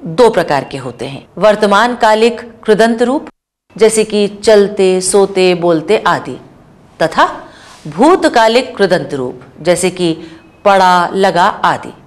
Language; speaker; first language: Hindi; native; Hindi